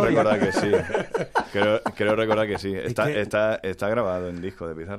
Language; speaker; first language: Spanish; native; Spanish